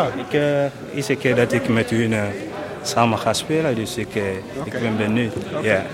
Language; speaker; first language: Dutch; non-native, learner; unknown